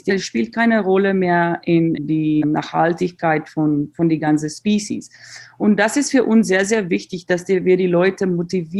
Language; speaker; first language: German; non-native, learner; Afrikaans